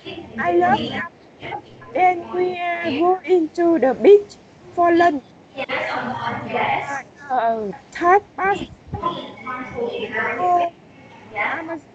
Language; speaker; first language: English; non-native, learner; Vietnamese